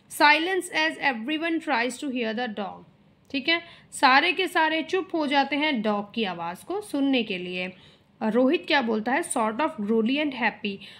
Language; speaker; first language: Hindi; native; Hindi